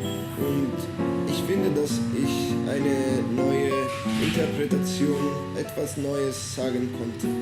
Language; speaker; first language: German; non-native, fluent; Italian